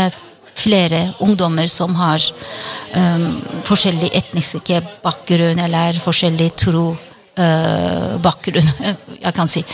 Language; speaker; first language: Norwegian; non-native, fluent; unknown